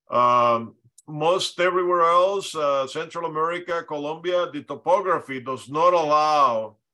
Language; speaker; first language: English; non-native, fluent; Spanish